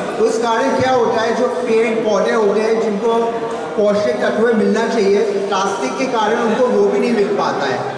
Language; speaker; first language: Hindi; native; Hindi